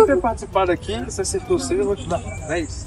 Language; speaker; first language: Portuguese; native; Portuguese